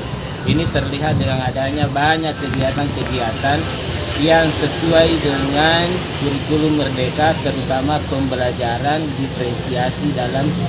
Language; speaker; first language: Indonesian; native; Indonesian